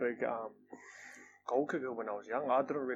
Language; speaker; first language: English; non-native, local second language; Māori